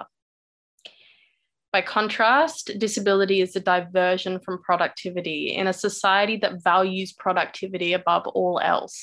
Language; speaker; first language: English; native; English